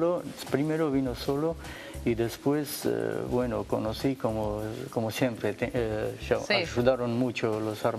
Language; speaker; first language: Spanish; non-native, learner; Armenian